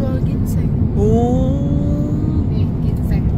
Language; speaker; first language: Indonesian; native; Indonesian